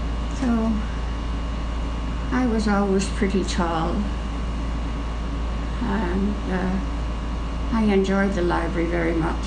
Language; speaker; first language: English; native; English